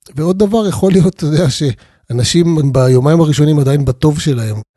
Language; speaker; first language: Hebrew; native; Hebrew